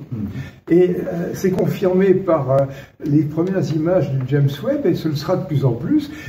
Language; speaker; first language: French; native; French